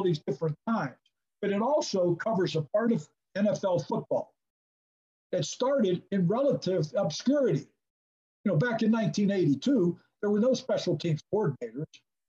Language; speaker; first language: English; native; English